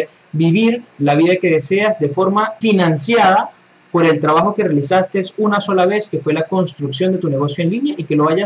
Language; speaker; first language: Spanish; native; Spanish